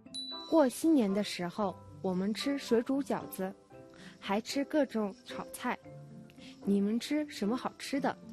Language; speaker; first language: Chinese; non-native, fluent; Mongolian